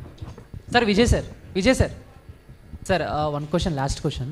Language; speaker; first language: Telugu; native; Telugu